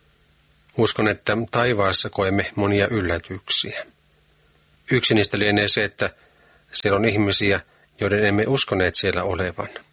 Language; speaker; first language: Finnish; native; Finnish